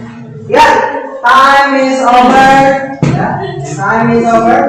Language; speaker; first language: English; non-native, learner; Indonesian